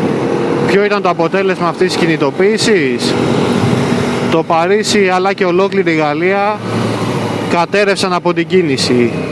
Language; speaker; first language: Greek; native; Greek